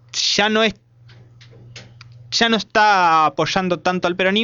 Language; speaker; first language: Spanish; native; Spanish